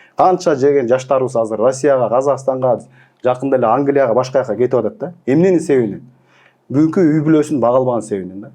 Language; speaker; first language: Kyrgyz; native; Kyrgyz